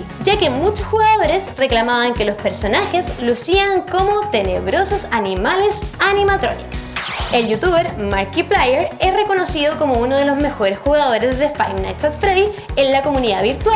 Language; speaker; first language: Spanish; native; Spanish